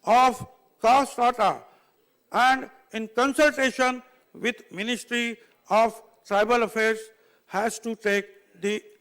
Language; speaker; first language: English; non-native, local second language; Marathi